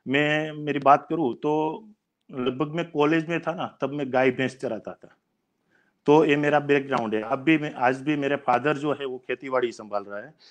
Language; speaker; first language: Hindi; non-native, local second language; Gujarati